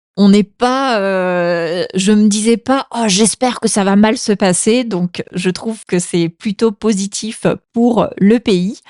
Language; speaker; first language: French; native; French